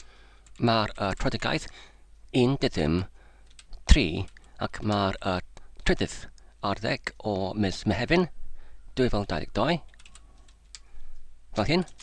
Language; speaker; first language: Welsh; non-native, learner; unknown